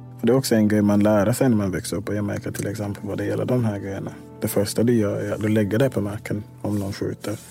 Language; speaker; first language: Swedish; non-native, fluent; English